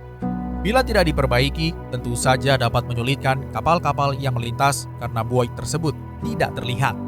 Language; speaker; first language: Indonesian; native; Indonesian